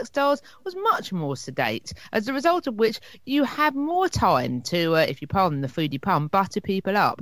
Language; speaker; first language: English; native; English